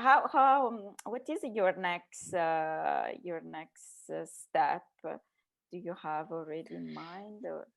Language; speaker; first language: English; non-native, learner; Italian